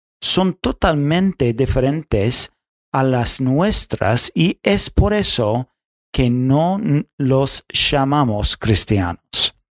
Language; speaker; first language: Spanish; non-native, fluent; English